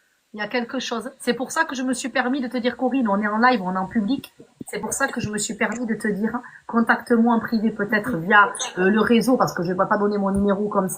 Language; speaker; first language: French; native; French